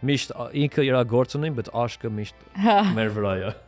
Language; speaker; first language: Armenian; early bilingual, heritage; Armenian